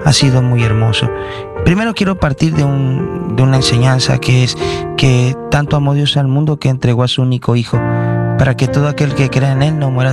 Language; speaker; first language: Spanish; native; Spanish